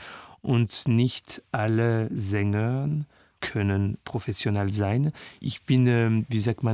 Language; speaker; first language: German; non-native, learner; French